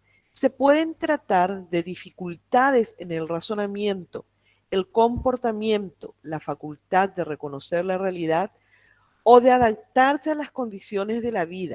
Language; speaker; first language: Spanish; native; Spanish